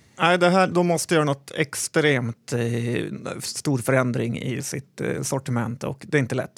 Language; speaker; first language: Swedish; native; Swedish